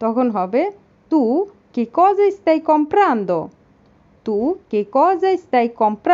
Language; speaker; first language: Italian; non-native, fluent; Bangla